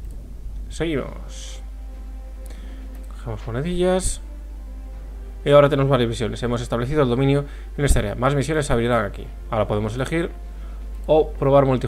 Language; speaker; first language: Spanish; native; Spanish